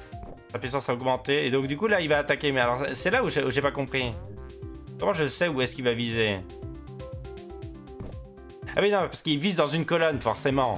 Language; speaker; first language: French; native; French